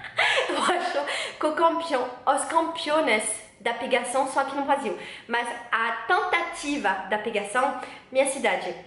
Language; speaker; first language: Portuguese; non-native, learner; French